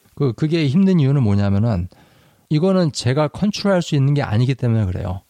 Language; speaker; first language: Korean; native; Korean